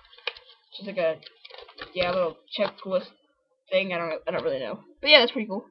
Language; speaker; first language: English; native; English